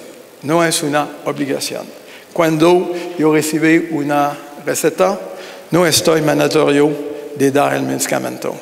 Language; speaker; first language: Spanish; non-native, learner; French